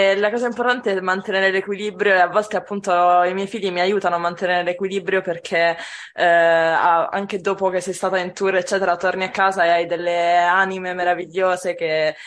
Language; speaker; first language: Italian; native; Italian